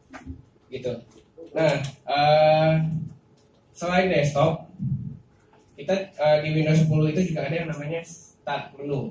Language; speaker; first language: Indonesian; native; Indonesian